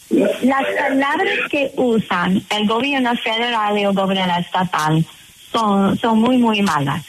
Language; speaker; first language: Spanish; non-native, fluent; English